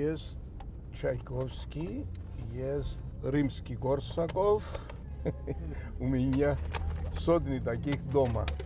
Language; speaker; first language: Russian; non-native, fluent; Greek